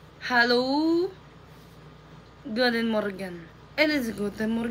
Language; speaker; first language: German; non-native, learner; Filipino